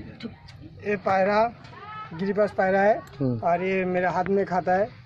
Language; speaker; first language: Hindi; non-native, local second language; Bangla